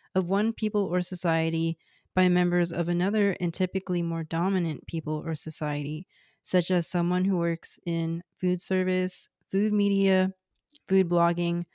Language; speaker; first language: English; early bilingual, other home language; Cantonese